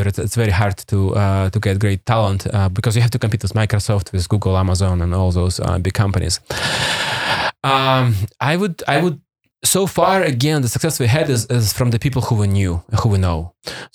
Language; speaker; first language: English; non-native, fluent; Russian